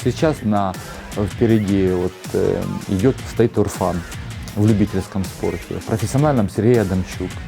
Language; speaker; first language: Russian; non-native, local second language; Ukrainian